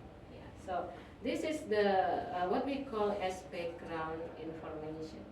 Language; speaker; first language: English; non-native, fluent; Indonesian